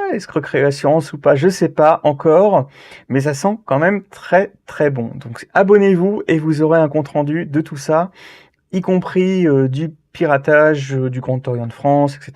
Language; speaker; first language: French; native; French